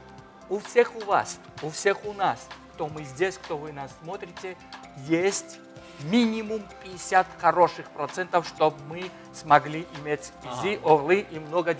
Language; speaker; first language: Russian; non-native, fluent; Georgian